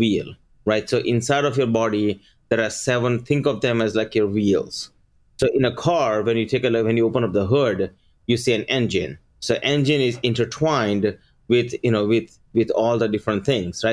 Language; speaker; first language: English; early bilingual, other home language; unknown